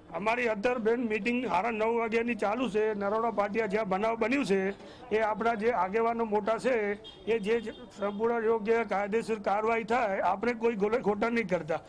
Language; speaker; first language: Gujarati; non-native, local second language; Sindhi